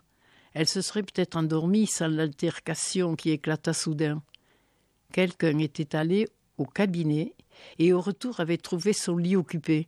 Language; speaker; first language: French; native; French